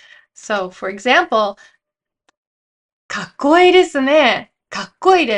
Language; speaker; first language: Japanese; non-native, fluent; English